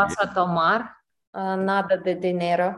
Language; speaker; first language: Spanish; non-native, learner; English